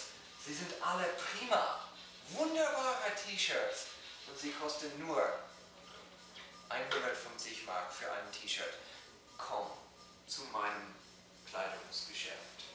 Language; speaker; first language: German; non-native, learner; English